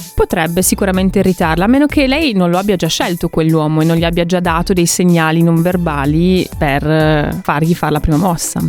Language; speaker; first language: Italian; non-native, fluent; Russian